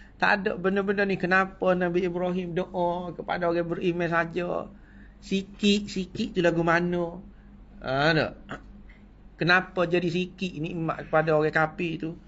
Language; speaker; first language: Malay; native; Malay